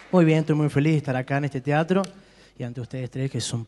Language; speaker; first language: Spanish; native; Spanish